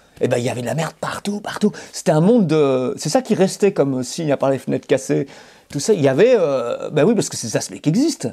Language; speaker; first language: French; native; French